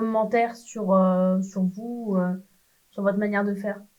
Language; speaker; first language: French; native; French